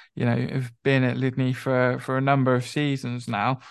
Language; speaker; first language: English; native; English